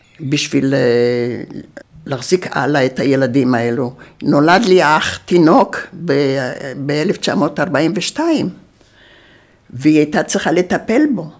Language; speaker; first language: Hebrew; early bilingual, other home language; Yiddish